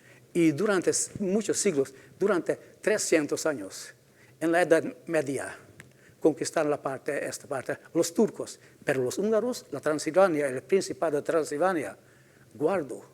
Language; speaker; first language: Spanish; non-native, fluent; Hungarian